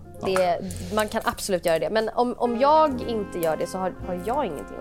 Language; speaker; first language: Swedish; native; Swedish